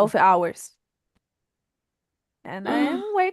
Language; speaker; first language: English; non-native, learner; Portuguese